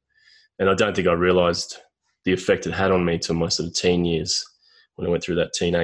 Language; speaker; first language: English; native; English